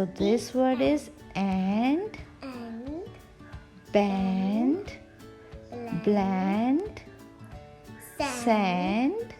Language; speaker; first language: English; non-native, local second language; Hindi